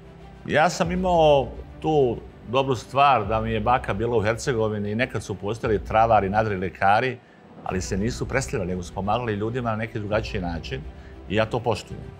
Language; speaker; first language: Serbian; native; Serbian